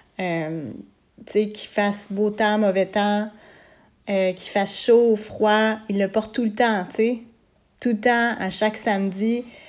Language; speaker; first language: French; native; French